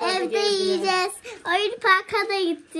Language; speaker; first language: Turkish; early bilingual, heritage; Turkish